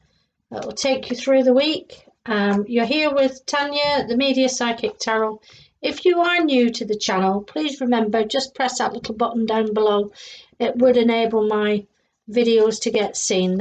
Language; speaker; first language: English; native; English